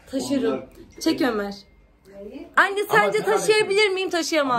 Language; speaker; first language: Turkish; native; Turkish